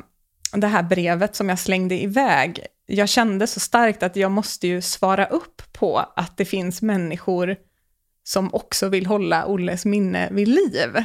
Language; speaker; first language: Swedish; native; Swedish